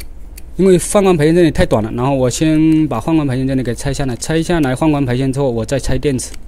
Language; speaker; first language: Chinese; native; Chinese